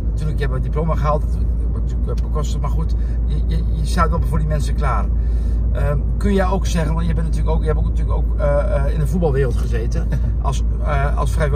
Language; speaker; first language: Dutch; native; Dutch